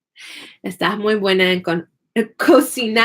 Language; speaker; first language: Spanish; non-native, fluent; English